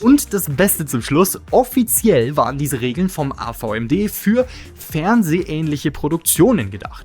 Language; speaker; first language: German; native; German